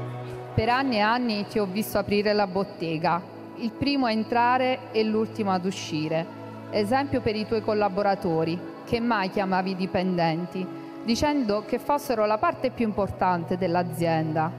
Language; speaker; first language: Italian; native; Italian